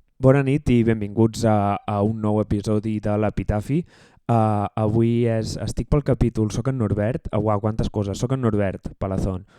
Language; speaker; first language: Catalan; native; Catalan